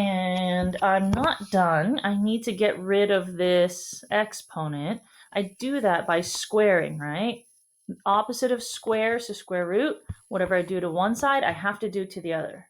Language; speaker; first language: English; native; English